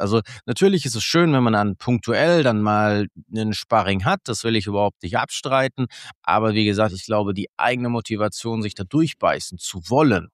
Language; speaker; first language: German; native; German